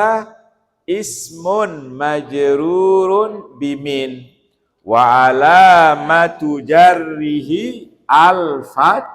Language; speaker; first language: Arabic; non-native, fluent; Indonesian